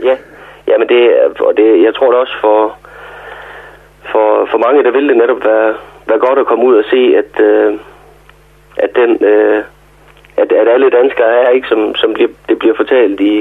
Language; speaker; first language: Danish; native; Danish